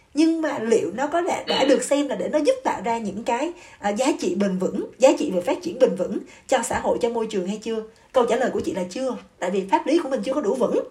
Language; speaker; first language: Vietnamese; native; Vietnamese